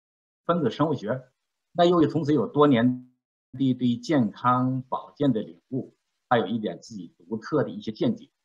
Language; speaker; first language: Chinese; native; Chinese